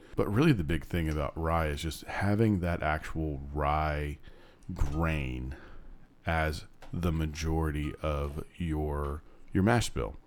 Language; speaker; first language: English; native; English